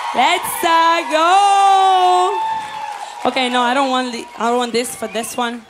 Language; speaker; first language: English; early bilingual, other home language; Spanish